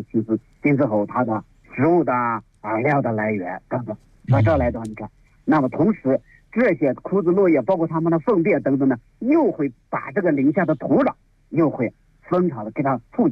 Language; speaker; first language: Chinese; native; Chinese